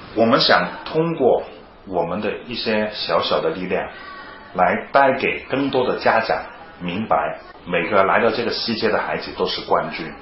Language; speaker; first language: Chinese; non-native, fluent; Cantonese